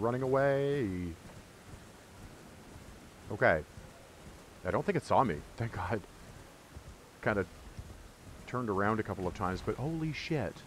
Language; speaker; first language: English; native; English